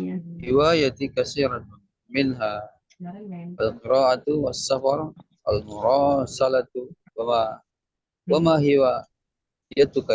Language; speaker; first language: Arabic; non-native, learner; Indonesian